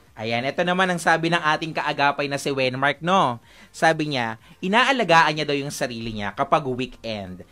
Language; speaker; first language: Filipino; native; Filipino